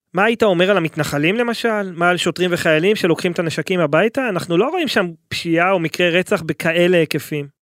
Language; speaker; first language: Hebrew; native; Hebrew